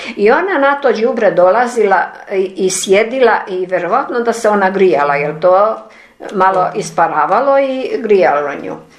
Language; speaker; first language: Serbian; non-native, local second language; Ukrainian